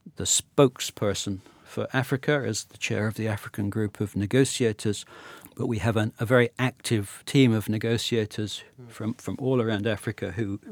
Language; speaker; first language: English; native; English